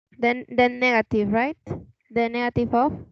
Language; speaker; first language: English; non-native, fluent; Spanish